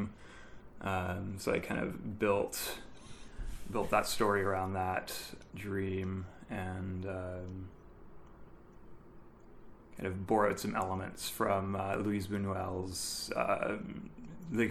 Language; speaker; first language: English; native; English